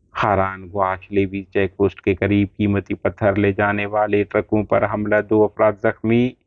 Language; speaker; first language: Urdu; non-native, local second language; Baluchi